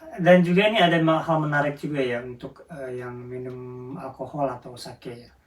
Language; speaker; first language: Indonesian; native; Indonesian